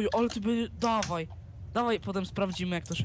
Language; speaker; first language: Polish; native; Polish